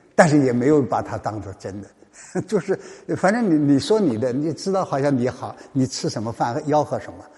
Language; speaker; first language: Chinese; native; Chinese